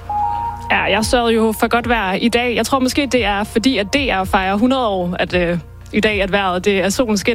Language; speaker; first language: Danish; native; Danish